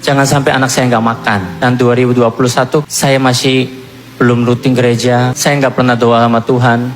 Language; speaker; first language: Indonesian; non-native, fluent; Korean